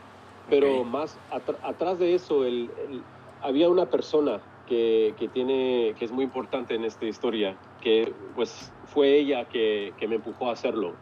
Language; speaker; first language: Spanish; early bilingual, heritage; English